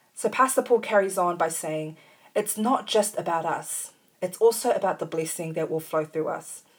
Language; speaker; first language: English; native; English